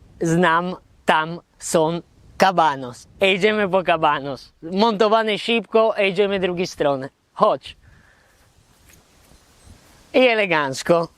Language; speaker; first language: Polish; non-native, learner; Italian